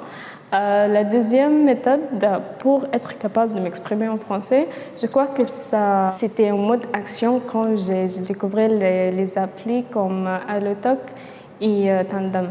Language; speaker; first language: French; non-native, fluent; Arabic